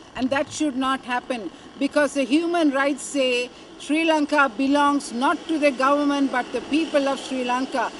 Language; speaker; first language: English; non-native, local second language; Sinhala